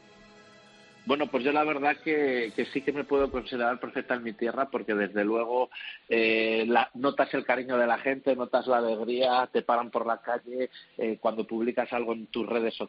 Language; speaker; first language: Spanish; native; Spanish